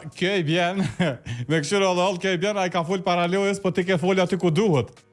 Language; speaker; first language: Albanian; native; Albanian